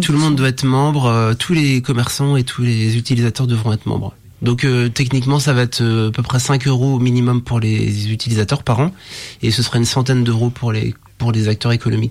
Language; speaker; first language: French; native; French